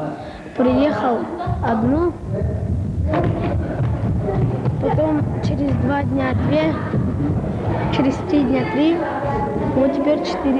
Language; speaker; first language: Russian; non-native, local second language; Yakut